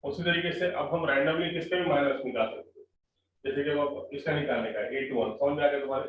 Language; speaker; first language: Hindi; non-native, local second language; Marathi